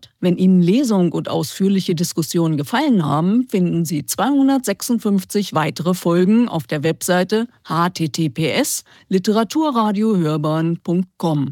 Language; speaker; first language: German; native; German